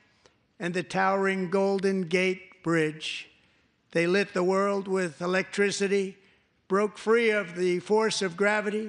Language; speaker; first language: English; native; English